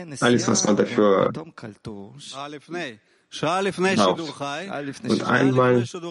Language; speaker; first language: German; non-native, learner; Hebrew